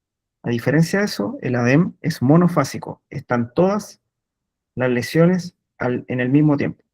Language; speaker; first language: Spanish; native; Spanish